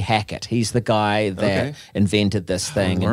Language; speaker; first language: English; native; English